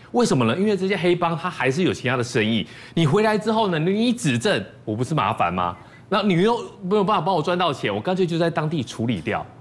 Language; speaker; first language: Chinese; native; Chinese